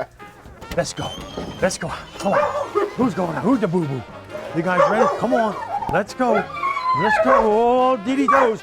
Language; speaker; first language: English; native; English